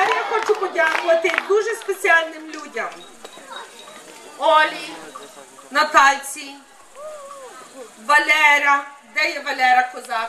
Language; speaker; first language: Ukrainian; early bilingual, heritage; Ukrainian